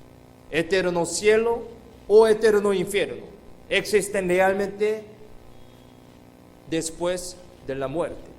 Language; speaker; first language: Spanish; non-native, fluent; Korean